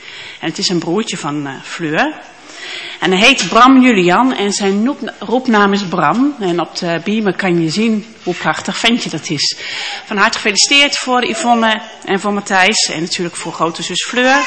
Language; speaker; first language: Dutch; native; Dutch